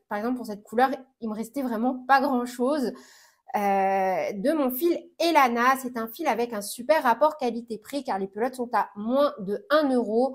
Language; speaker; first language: French; native; French